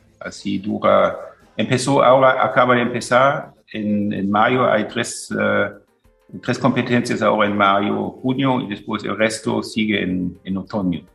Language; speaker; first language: Spanish; non-native, fluent; German